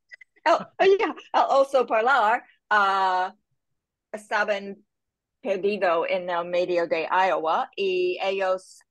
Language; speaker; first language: Spanish; non-native, learner; English